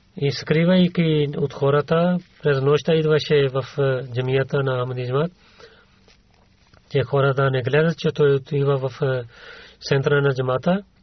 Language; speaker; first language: Bulgarian; non-native, learner; Urdu